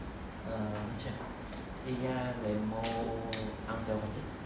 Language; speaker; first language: French; non-native, learner; Vietnamese